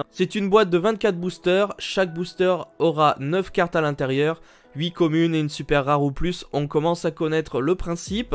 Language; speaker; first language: French; native; French